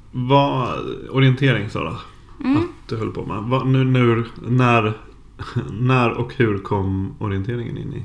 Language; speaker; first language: Swedish; native; Swedish